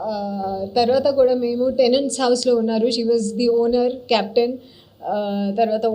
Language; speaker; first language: Telugu; non-native, learner; Hindi